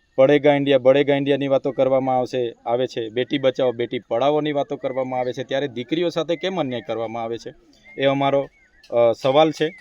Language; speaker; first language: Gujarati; non-native, local second language; Bhili